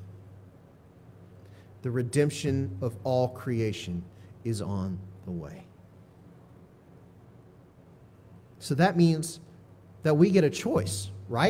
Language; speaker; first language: English; native; English